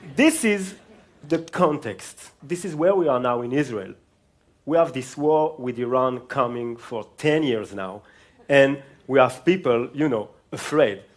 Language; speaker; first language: English; non-native, fluent; Hebrew